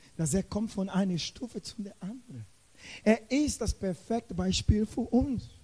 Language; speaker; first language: German; non-native, fluent; Portuguese